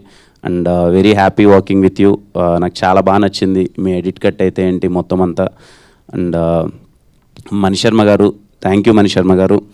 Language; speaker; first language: Telugu; native; Telugu